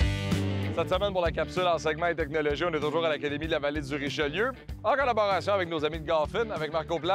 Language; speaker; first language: French; native; French